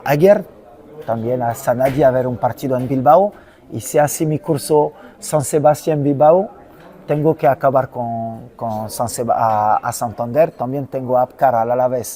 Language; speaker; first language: Spanish; non-native, fluent; French